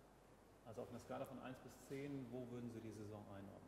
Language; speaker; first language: German; native; German